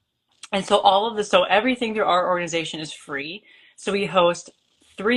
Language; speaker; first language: English; native; English